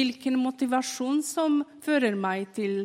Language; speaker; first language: Norwegian; non-native, fluent; Polish